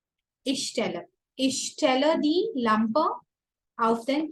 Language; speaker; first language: German; non-native, fluent; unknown